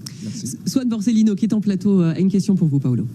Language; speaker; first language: French; native; French